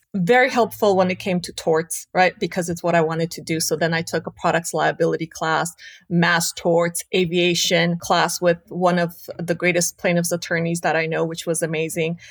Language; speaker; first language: English; early bilingual, other home language; Armenian